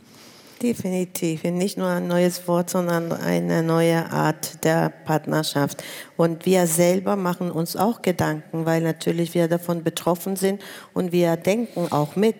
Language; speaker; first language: German; non-native, fluent; Spanish